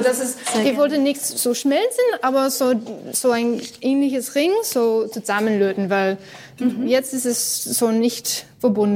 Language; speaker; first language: German; non-native, learner; English